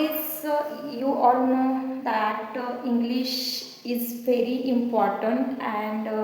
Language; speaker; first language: English; non-native, learner; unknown